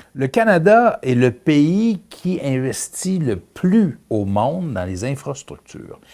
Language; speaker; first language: French; native; French